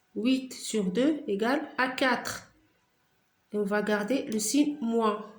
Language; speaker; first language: French; non-native, local second language; Arabic